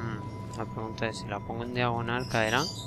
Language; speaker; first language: Spanish; native; Spanish